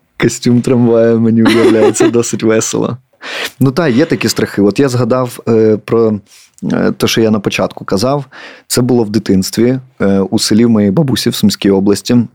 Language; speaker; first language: Ukrainian; native; Ukrainian